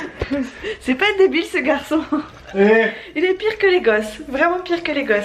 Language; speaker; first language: French; native; French